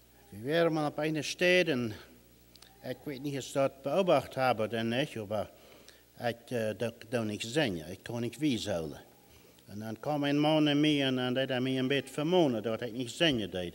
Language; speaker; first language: German; early bilingual, heritage; German